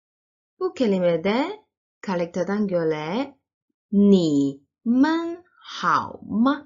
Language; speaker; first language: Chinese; non-native, fluent; Turkish